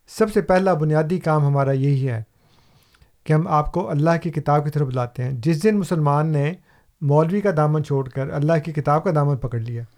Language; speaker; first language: Urdu; non-native, local second language; Punjabi